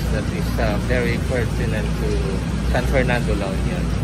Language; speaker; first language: English; non-native, local second language; Iloko